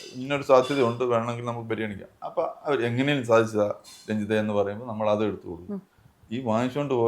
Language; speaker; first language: Malayalam; native; Malayalam